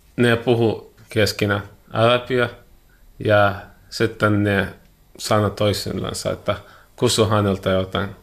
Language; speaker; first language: Finnish; non-native, learner; Arabic